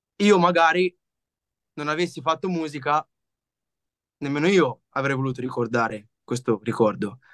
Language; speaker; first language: Italian; native; Italian